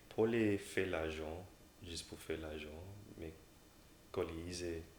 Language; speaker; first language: French; early bilingual, other home language; English